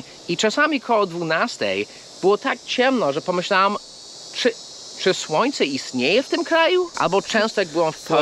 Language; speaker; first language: Polish; non-native, fluent; English